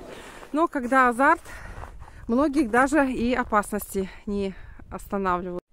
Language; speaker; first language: Russian; native; Russian